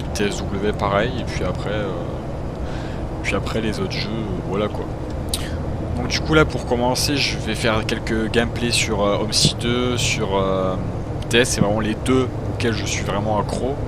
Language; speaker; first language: French; native; French